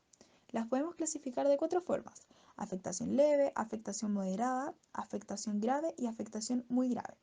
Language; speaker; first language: Spanish; native; Spanish